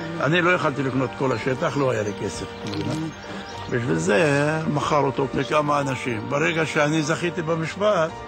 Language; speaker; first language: Hebrew; non-native, local second language; Arabic